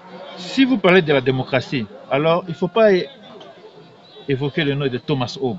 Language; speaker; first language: French; non-native, local second language; Lingala